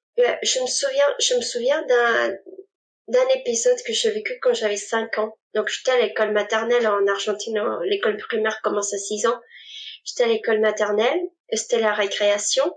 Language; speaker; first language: French; non-native, fluent; Spanish